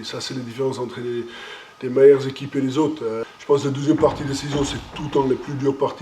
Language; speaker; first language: French; non-native, fluent; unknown